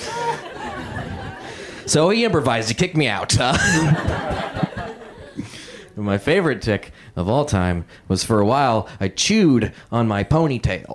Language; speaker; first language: English; native; English